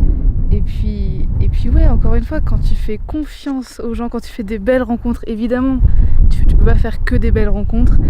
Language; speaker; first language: French; native; French